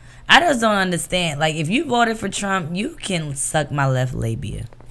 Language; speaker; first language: English; native; English